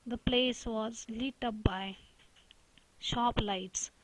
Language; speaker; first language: English; non-native, local second language; Marathi